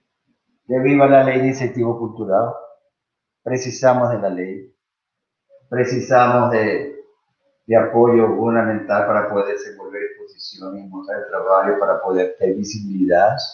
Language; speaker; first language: Portuguese; non-native, fluent; Spanish